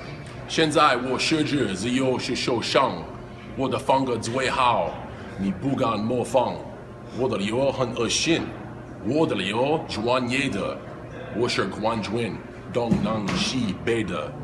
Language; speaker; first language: Chinese; non-native, learner; English